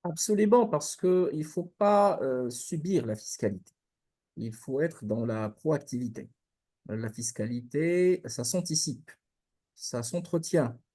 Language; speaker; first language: French; non-native, local second language; Arabic